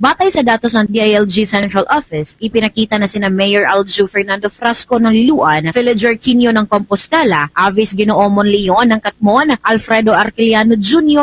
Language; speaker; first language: Filipino; non-native, local second language; Cebuano